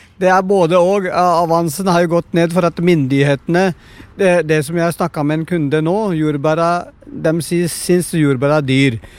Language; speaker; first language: Norwegian; non-native, fluent; Punjabi